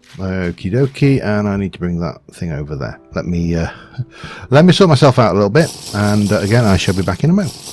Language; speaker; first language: English; native; English